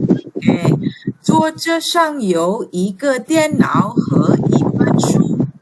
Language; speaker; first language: Chinese; non-native, fluent; Indonesian